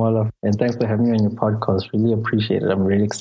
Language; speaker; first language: English; non-native, local second language; Zulu